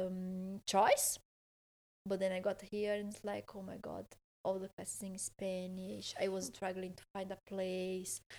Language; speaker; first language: English; non-native, fluent; Portuguese